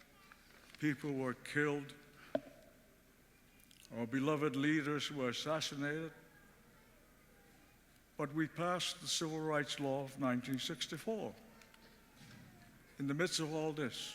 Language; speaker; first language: English; early bilingual, other home language; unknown